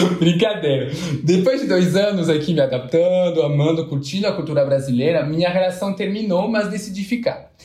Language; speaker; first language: Portuguese; non-native, fluent; French